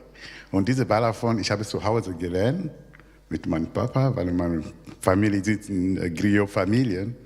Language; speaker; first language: German; non-native, learner; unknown